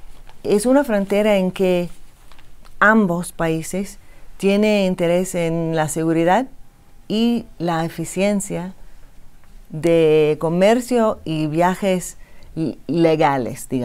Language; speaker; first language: Spanish; non-native, fluent; English